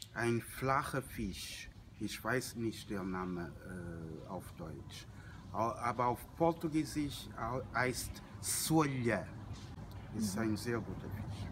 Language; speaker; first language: German; non-native, fluent; Portuguese